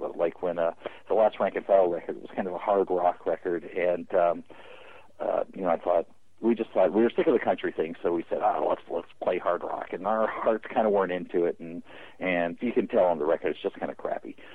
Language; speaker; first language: English; native; English